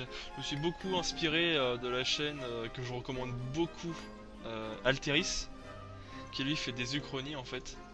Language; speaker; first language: French; native; French